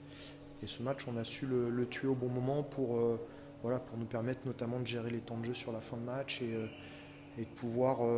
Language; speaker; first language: French; native; French